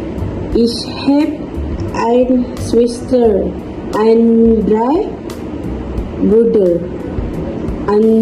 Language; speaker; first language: German; non-native, learner; Malay